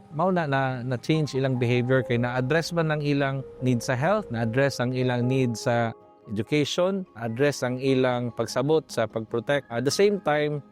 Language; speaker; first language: Cebuano; native; Cebuano